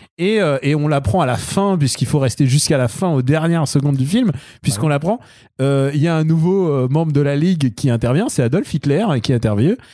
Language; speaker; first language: French; early bilingual, other home language; Russian